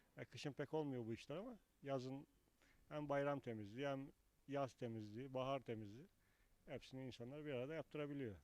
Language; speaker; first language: Turkish; native; Turkish